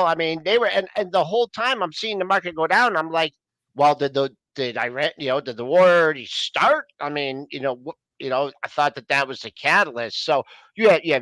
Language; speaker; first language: English; native; English